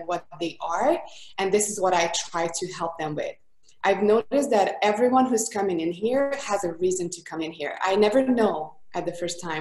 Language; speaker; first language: English; non-native, fluent; Hungarian